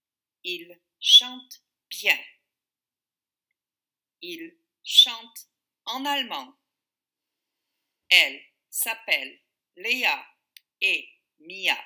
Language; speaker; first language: French; non-native, fluent; Portuguese